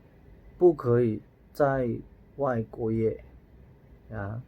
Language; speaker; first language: Chinese; non-native, fluent; Indonesian